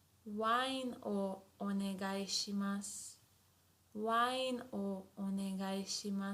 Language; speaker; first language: Japanese; non-native, fluent; English